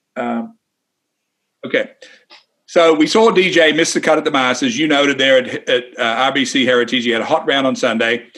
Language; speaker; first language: English; native; English